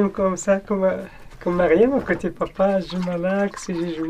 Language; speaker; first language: French; non-native, local second language; Arabic